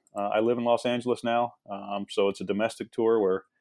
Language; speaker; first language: English; native; English